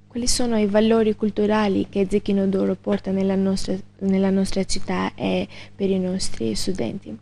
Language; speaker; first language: Italian; non-native, learner; Albanian